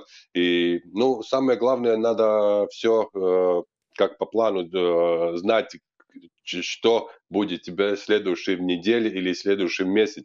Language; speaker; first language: Russian; non-native, local second language; Latvian